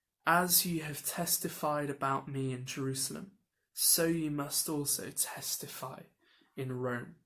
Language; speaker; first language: English; native; English